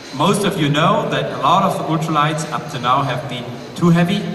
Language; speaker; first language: English; non-native, fluent; German